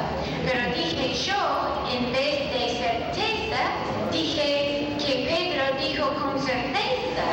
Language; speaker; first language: Spanish; non-native, fluent; English